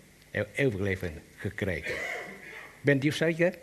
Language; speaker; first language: Dutch; non-native, learner; Vietnamese